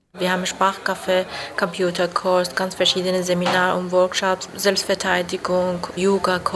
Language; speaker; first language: German; non-native, fluent; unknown